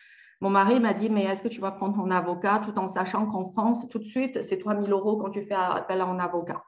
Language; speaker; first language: French; native; French